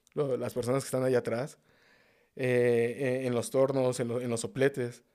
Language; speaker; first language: Spanish; native; Spanish